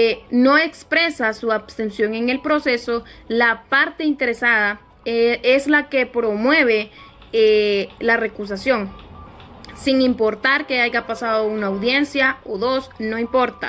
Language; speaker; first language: Spanish; native; Spanish